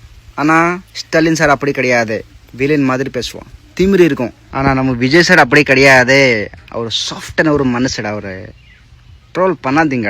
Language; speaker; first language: Tamil; non-native, learner; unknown